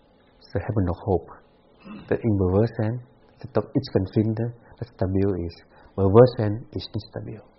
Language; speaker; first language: Dutch; non-native, fluent; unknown